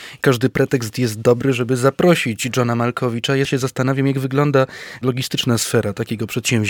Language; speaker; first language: Polish; native; Polish